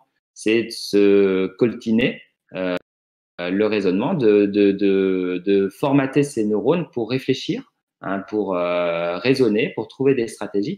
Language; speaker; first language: French; native; French